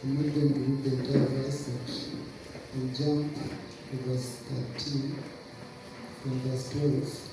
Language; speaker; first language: English; non-native, local second language; Swahili